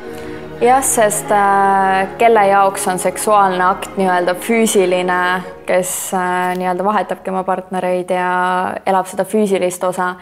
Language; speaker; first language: Estonian; native; Estonian